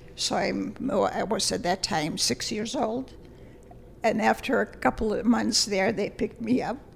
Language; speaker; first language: English; early bilingual, other home language; Lithuanian